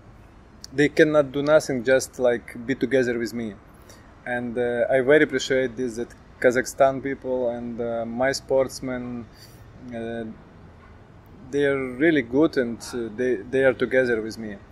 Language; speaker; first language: English; non-native, learner; Ukrainian